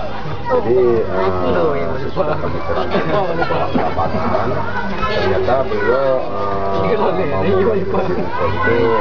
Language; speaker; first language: Indonesian; non-native, local second language; Achinese